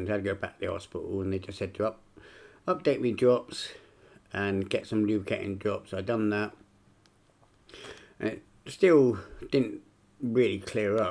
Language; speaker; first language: English; native; English